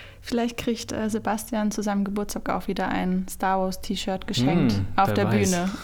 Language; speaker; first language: German; native; German